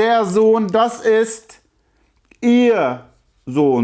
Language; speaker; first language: German; non-native, fluent; Turkish